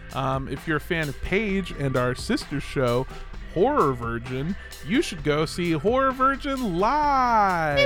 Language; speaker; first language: English; native; English